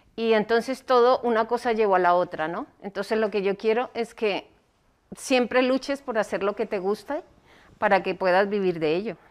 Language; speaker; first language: Spanish; native; Spanish